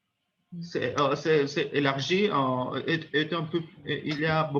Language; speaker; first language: French; non-native, learner; Spanish